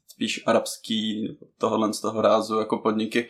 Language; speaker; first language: Czech; non-native, fluent; Ukrainian